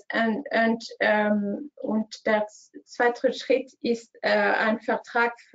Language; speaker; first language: German; non-native, learner; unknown